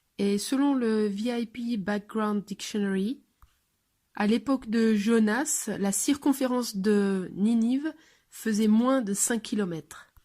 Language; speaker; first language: French; non-native, fluent; English